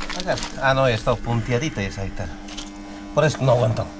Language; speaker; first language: Spanish; native; Spanish